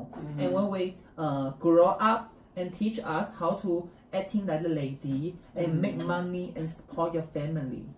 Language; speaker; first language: English; non-native, learner; Chinese